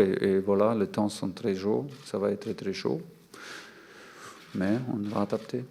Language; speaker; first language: French; non-native, fluent; German